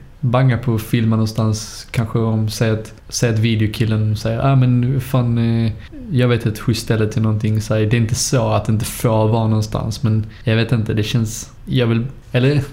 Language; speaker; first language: Swedish; native; Swedish